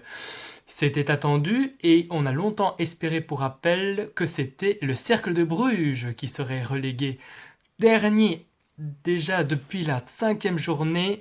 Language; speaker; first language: French; native; French